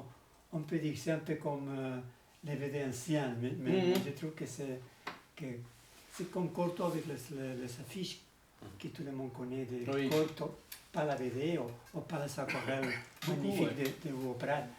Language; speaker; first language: French; non-native, learner; Spanish